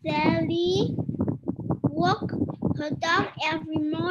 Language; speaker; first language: English; non-native, learner; Vietnamese